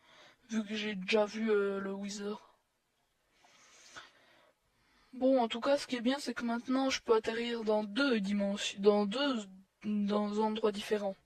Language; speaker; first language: French; native; French